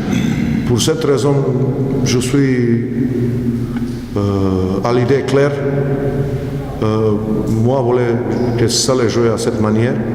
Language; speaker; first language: French; non-native, learner; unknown